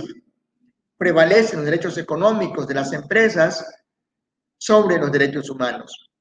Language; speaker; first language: Spanish; native; Spanish